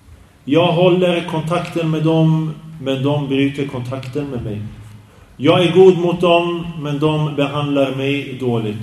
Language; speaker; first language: Swedish; early bilingual, other home language; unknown